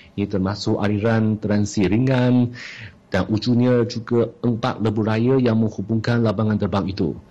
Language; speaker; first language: Malay; non-native, fluent; Chinese